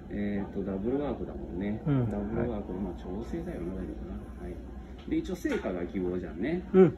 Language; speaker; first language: Japanese; native; Japanese